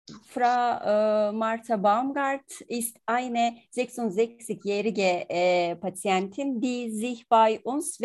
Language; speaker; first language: German; non-native, learner; Turkish